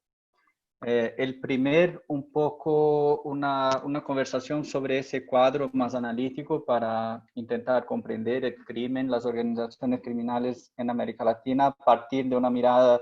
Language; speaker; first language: Spanish; non-native, fluent; Portuguese